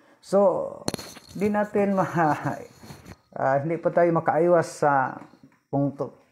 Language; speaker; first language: Filipino; non-native, local second language; Cebuano